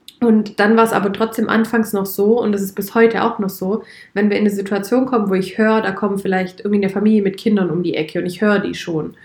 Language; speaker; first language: German; native; German